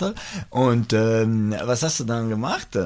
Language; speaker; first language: German; non-native, local second language; Italian